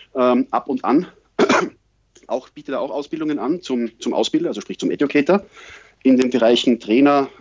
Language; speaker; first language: German; native; German